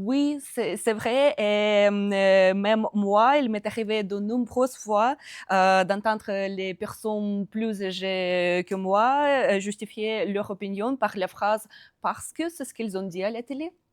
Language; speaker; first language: French; non-native, fluent; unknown